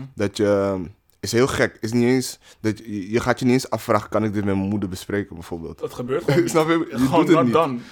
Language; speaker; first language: Dutch; native; Dutch